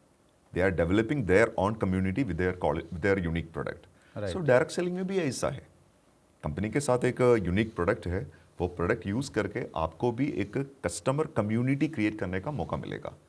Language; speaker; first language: Hindi; non-native, local second language; Malayalam